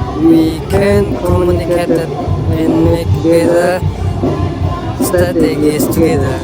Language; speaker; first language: English; non-native, learner; Indonesian